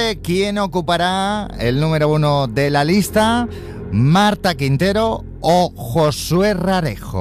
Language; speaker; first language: Spanish; native; Spanish